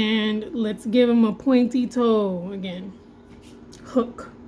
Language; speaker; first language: English; native; English